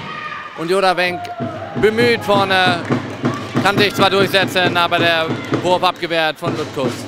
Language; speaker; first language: German; native; German